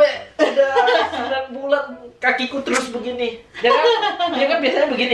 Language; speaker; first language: Indonesian; native; Indonesian